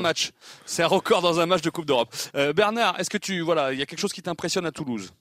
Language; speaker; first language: French; native; French